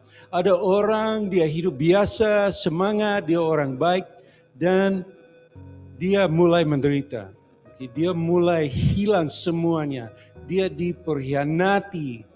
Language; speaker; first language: Indonesian; non-native, learner; English